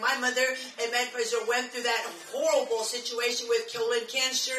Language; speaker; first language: English; native; English